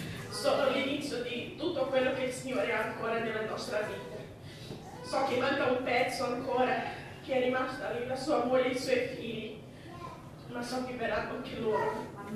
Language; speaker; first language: Italian; non-native, fluent; Portuguese